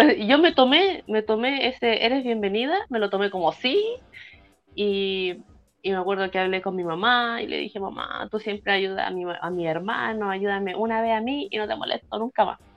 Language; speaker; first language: Spanish; native; Spanish